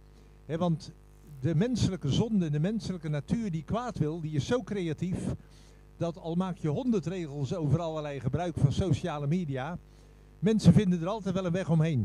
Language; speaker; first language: Dutch; native; Dutch